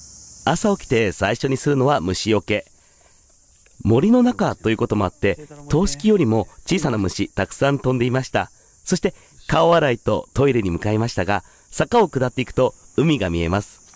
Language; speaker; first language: Japanese; native; Japanese